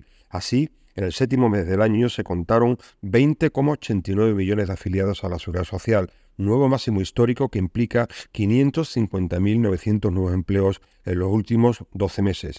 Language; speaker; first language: Spanish; native; Spanish